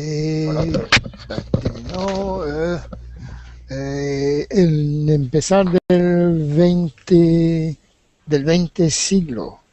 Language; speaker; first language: Spanish; non-native, learner; French